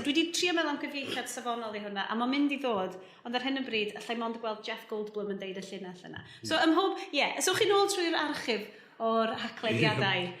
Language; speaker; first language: Welsh; native; Welsh